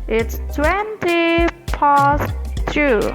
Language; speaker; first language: English; non-native, learner; Indonesian